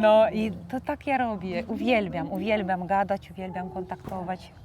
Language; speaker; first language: Polish; non-native, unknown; Romanian